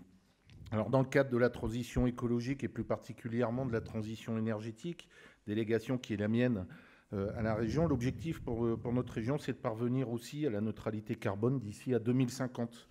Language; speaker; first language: French; native; French